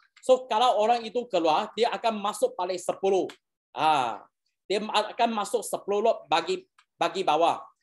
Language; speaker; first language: Malay; non-native, local second language; Chinese